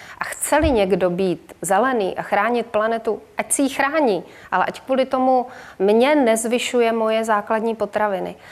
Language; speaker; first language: Czech; native; Czech